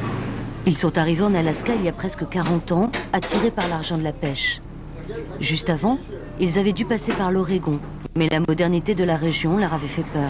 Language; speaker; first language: French; native; French